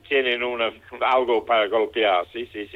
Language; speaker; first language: Spanish; non-native, fluent; English